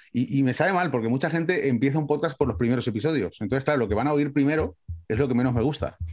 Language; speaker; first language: Spanish; native; Spanish